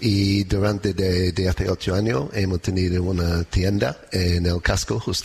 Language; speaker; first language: Spanish; non-native, learner; English